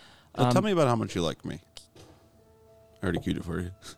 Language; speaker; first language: English; native; English